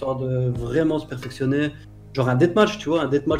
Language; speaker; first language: French; native; French